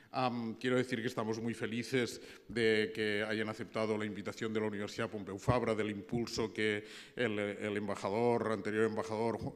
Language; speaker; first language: Spanish; native; Spanish